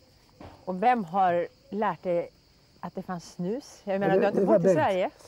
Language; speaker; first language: Swedish; native; Swedish